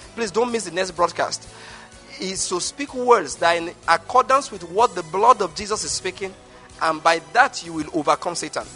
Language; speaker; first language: English; non-native, local second language; Igbo